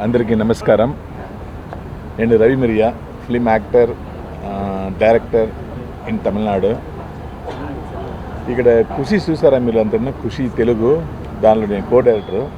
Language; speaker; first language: Telugu; non-native, learner; Tamil